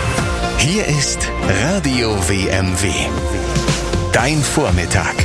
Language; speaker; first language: German; native; German